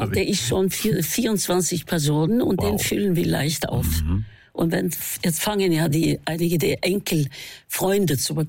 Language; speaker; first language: German; non-native, fluent; Norwegian